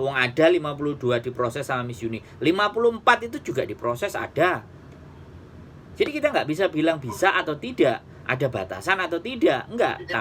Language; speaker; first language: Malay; non-native, local second language; Javanese